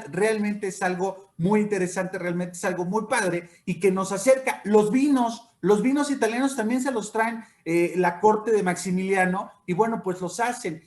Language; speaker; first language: Spanish; native; Spanish